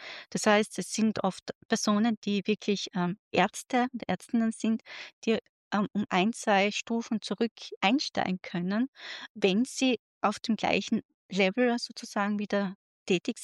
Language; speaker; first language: German; native; German